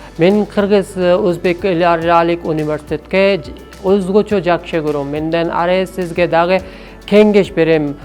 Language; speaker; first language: Kyrgyz; non-native, learner; Urdu